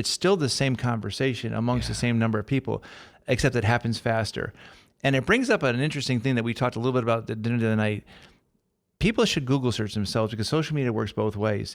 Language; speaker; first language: English; native; English